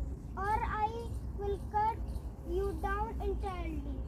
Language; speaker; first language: English; non-native, learner; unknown